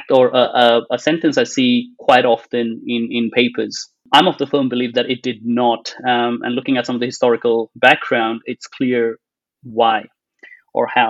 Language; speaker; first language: English; non-native, local second language; Bangla